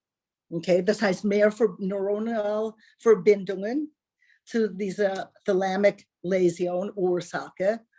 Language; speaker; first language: German; non-native, learner; English